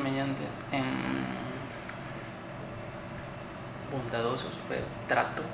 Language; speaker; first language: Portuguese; non-native, learner; Spanish